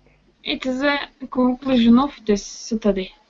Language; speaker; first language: English; non-native, learner; Turkish